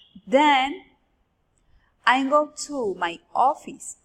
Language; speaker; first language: English; non-native, learner; Spanish